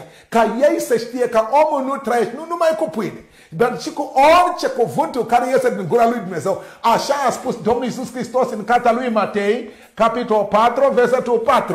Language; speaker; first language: Romanian; non-native, learner; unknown